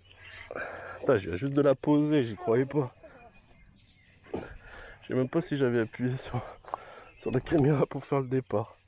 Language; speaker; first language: French; native; French